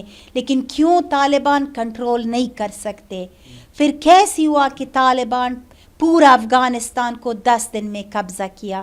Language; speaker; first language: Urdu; non-native, learner; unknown